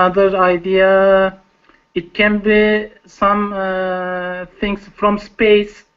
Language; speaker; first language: English; non-native, learner; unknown